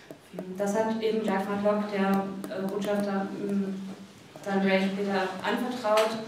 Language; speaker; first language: German; native; German